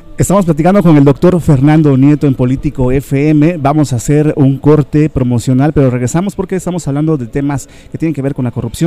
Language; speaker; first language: Spanish; native; Spanish